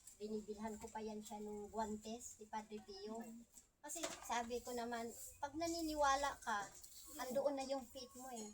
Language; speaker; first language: Filipino; non-native, local second language; Cebuano